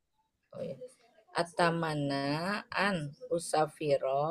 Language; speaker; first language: Arabic; non-native, learner; Indonesian